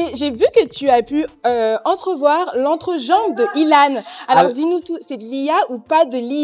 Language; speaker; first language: French; native; French